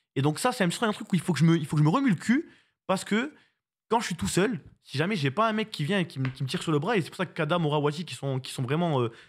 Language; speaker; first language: French; native; French